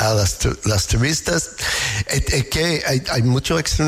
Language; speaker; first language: Spanish; non-native, learner; English